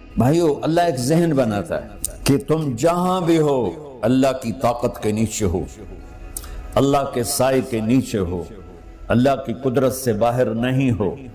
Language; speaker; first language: Urdu; non-native, local second language; Punjabi